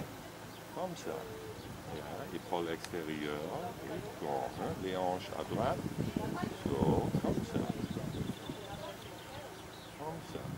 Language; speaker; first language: French; non-native, learner; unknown